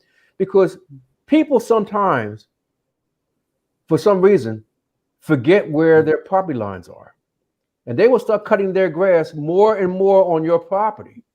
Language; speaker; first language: English; native; English